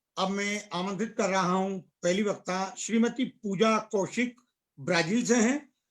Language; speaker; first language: Hindi; native; Hindi